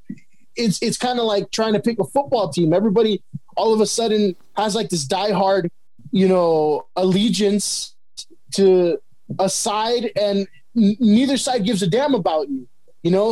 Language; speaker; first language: English; native; English